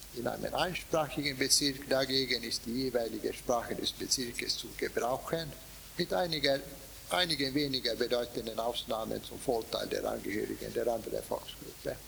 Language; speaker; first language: German; non-native, fluent; Swedish